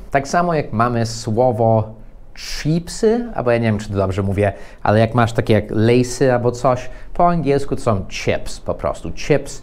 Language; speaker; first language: Polish; non-native, fluent; English